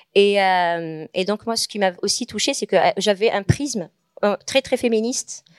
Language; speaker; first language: French; non-native, local second language; Arabic